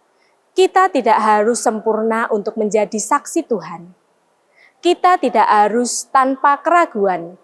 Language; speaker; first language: Indonesian; native; Indonesian